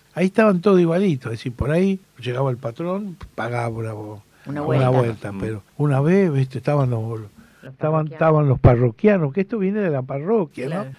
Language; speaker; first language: Spanish; native; Spanish